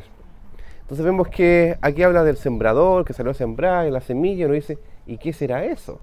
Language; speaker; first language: Spanish; native; Spanish